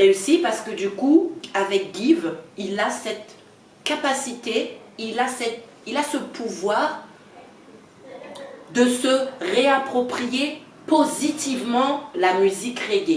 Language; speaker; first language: French; native; French